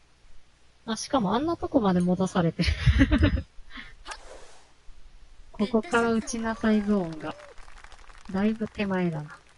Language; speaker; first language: Japanese; native; Japanese